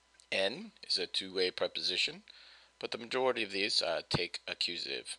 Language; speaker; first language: English; native; English